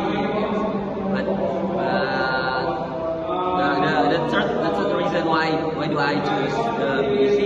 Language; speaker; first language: English; non-native, learner; Indonesian